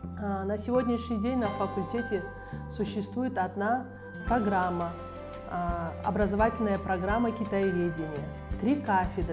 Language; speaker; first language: Russian; non-native, local second language; Kyrgyz